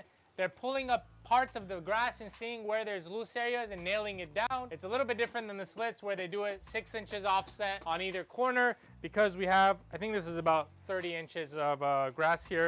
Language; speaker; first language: English; native; English